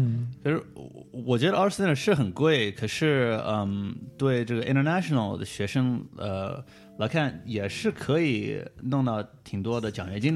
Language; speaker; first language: Chinese; early bilingual, heritage; Chinese